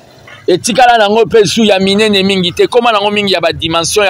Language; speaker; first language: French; non-native, local second language; Lingala